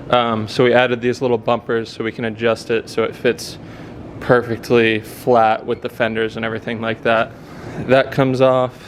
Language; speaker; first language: English; native; English